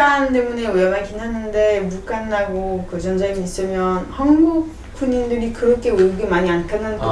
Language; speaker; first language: Korean; non-native, learner; French